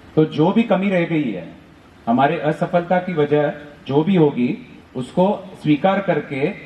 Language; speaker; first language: Hindi; non-native, local second language; Marathi